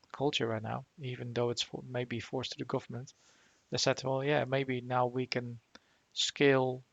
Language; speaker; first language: English; non-native, fluent; Dutch